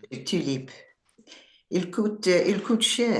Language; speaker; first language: French; non-native, learner; English